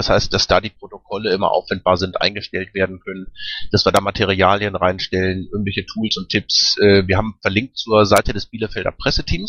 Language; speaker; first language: German; native; German